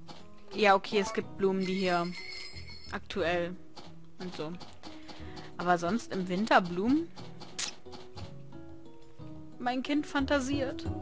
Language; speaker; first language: German; native; German